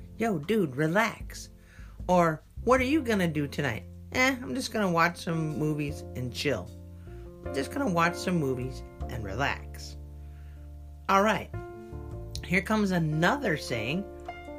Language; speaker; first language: English; native; English